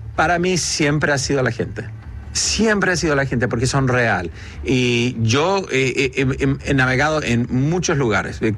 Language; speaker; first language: Spanish; early bilingual, heritage; Spanish